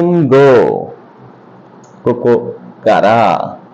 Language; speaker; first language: Japanese; non-native, learner; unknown